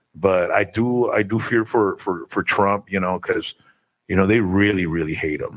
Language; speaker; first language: English; early bilingual, other home language; Spanish